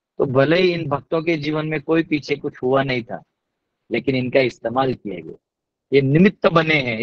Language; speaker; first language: Hindi; non-native, local second language; Marathi